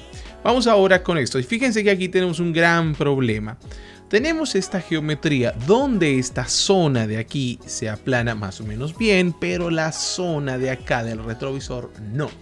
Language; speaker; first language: Spanish; native; Spanish